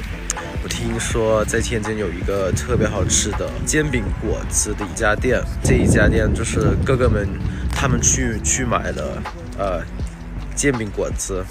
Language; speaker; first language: Chinese; non-native, fluent; Thai